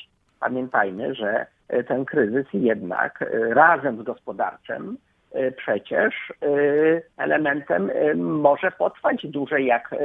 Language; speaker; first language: Polish; native; Polish